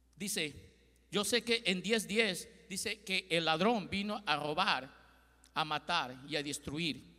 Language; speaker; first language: Spanish; early bilingual, heritage; Spanish